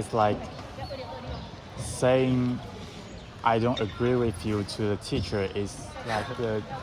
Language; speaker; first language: English; non-native, learner; Chinese